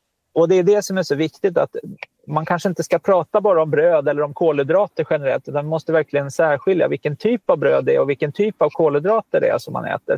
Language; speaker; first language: Swedish; native; Swedish